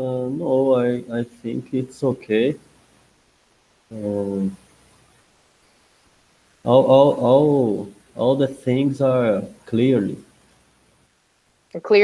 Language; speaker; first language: English; non-native, learner; Portuguese